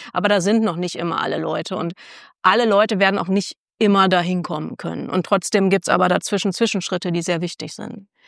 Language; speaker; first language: German; native; German